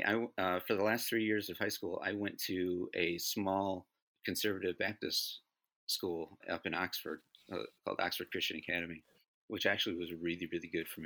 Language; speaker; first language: English; native; English